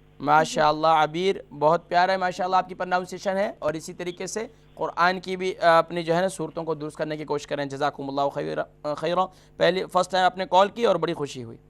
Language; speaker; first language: Urdu; native; Urdu